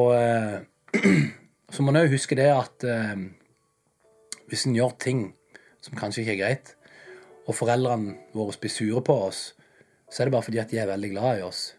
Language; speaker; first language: Norwegian; native; Norwegian